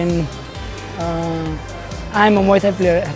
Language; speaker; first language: English; non-native, local second language; Nepali